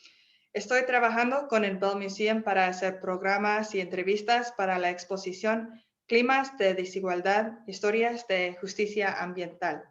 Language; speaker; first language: Spanish; non-native, fluent; English